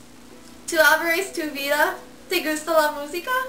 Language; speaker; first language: Spanish; non-native, learner; English